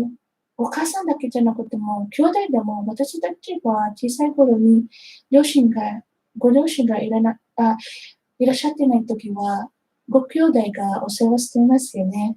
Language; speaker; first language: Japanese; non-native, fluent; Filipino